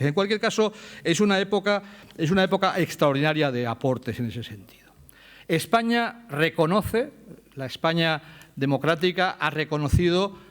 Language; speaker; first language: Spanish; native; Spanish